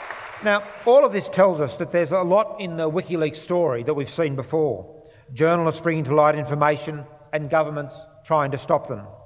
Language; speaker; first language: English; native; English